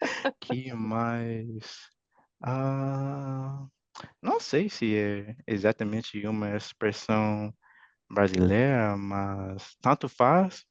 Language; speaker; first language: Portuguese; non-native, fluent; English